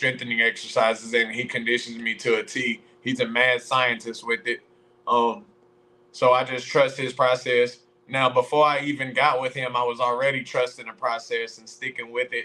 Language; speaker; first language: English; native; English